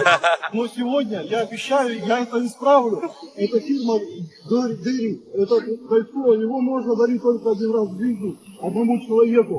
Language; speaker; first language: Russian; native; Russian